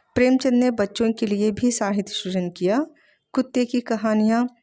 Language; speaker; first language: Hindi; non-native, local second language; Telugu